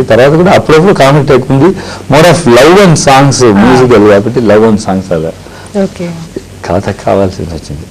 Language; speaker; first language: Telugu; non-native, learner; Tamil